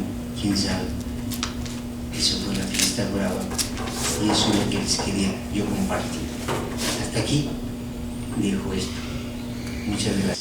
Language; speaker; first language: Spanish; native; Spanish